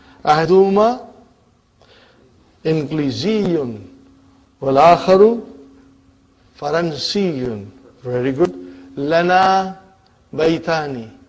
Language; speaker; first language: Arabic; non-native, fluent; English